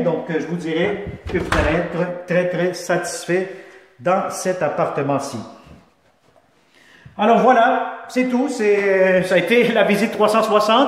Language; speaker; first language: French; native; French